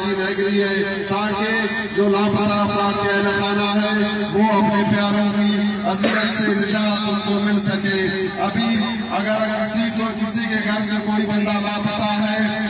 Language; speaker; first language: Urdu; non-native, local second language; Baluchi